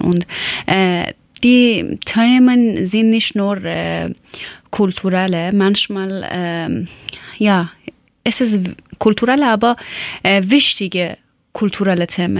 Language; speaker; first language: German; non-native, learner; Persian